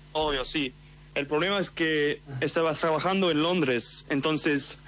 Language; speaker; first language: Spanish; early bilingual, heritage; English